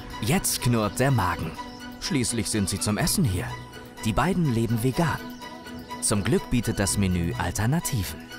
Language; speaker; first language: German; native; German